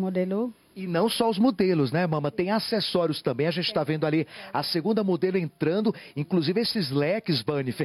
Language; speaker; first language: Portuguese; native; Portuguese